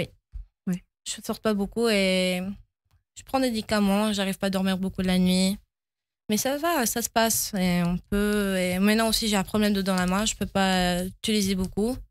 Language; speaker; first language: French; early bilingual, heritage; Hebrew